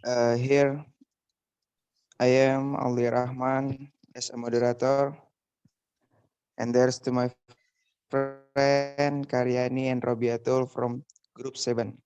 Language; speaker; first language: English; non-native, learner; Indonesian